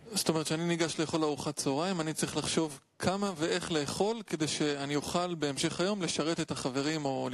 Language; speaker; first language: Hebrew; native; Hebrew